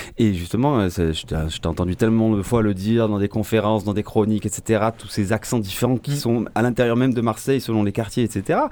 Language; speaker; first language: French; native; French